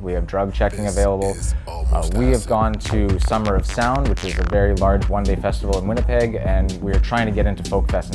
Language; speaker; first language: English; native; English